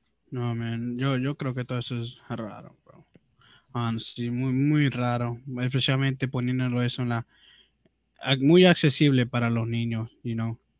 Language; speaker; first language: Spanish; early bilingual, heritage; Spanish